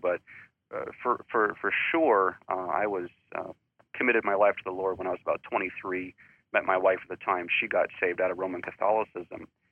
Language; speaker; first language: English; native; English